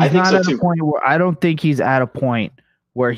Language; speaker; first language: English; native; English